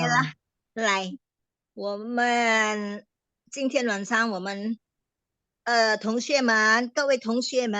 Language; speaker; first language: Chinese; non-native, learner; Indonesian